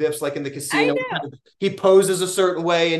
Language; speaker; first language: English; native; English